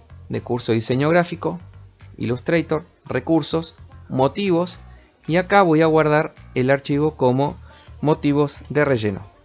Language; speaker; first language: Spanish; native; Spanish